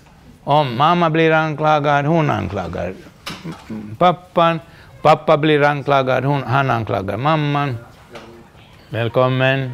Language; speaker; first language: Swedish; non-native, local second language; Finnish